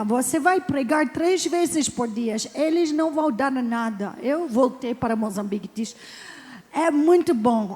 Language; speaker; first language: Portuguese; non-native, learner; English